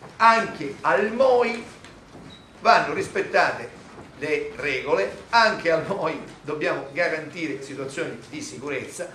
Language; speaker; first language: Italian; native; Italian